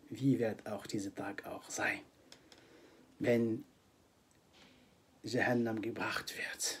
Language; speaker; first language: German; non-native, fluent; Arabic